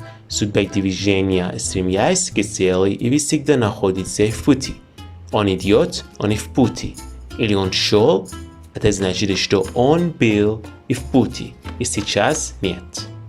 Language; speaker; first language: Russian; non-native, fluent; Persian